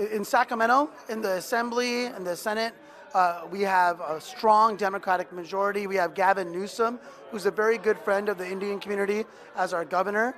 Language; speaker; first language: English; native; English